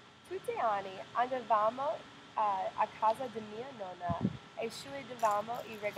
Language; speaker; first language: Italian; non-native, learner; English